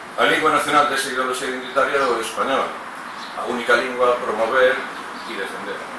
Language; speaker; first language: Galician; non-native, local second language; Spanish